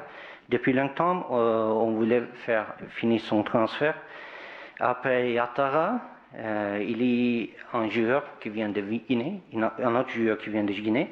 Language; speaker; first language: French; non-native, fluent; Turkish